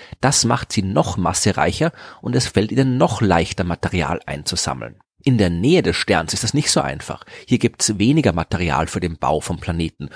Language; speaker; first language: German; native; German